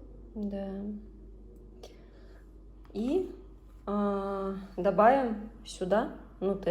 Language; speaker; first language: Russian; native; Russian